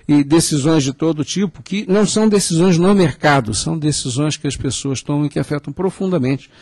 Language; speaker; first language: Portuguese; native; Portuguese